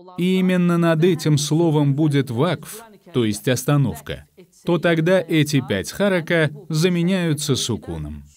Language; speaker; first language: Russian; non-native, fluent; Azerbaijani